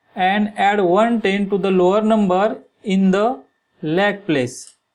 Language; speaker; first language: English; non-native, local second language; Marathi